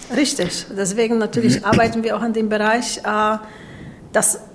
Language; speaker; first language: German; non-native, fluent; Polish